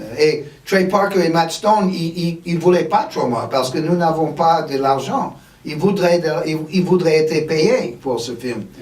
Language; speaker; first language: French; non-native, fluent; English